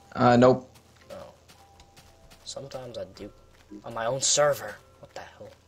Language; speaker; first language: English; non-native, fluent; Dutch